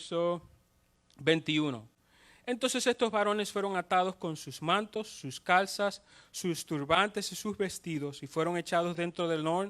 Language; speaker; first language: Spanish; native; Spanish